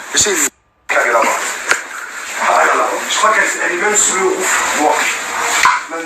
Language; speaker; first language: French; native; French